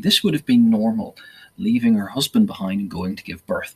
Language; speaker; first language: English; native; English